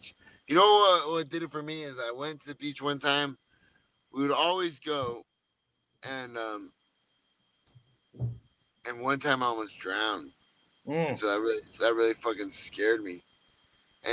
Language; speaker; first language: English; native; English